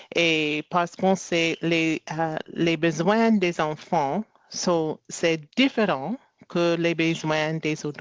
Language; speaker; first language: French; non-native, learner; English